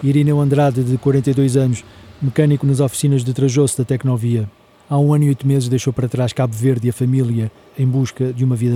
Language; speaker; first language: Portuguese; native; Portuguese